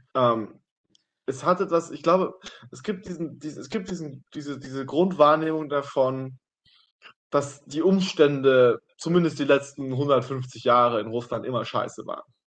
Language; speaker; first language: German; native; German